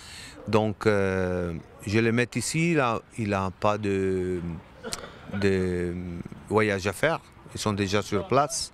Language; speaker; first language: French; non-native, learner; Italian